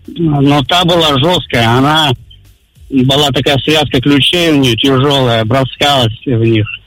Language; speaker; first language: Russian; native; Russian